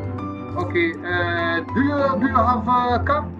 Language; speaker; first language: English; non-native, learner; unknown